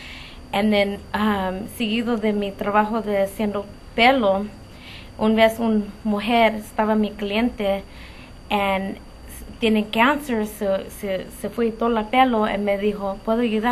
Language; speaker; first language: Spanish; early bilingual, heritage; Spanish